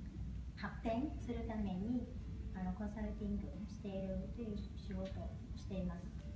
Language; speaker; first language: Japanese; non-native, learner; Vietnamese